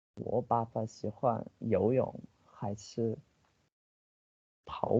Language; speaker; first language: Chinese; non-native, learner; English